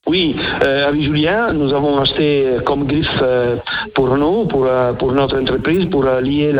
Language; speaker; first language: French; non-native, fluent; Italian